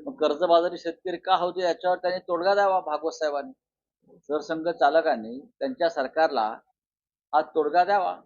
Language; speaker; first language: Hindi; non-native, local second language; Marathi